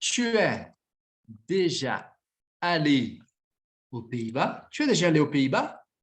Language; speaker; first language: French; non-native, fluent; Portuguese